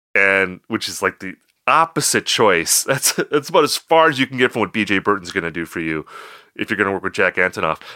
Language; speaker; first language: English; native; English